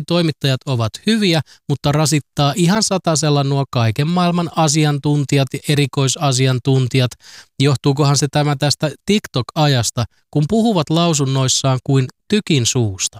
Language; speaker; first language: Finnish; native; Finnish